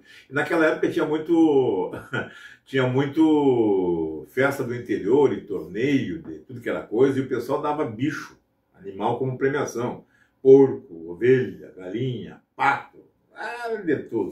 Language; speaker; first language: Portuguese; native; Portuguese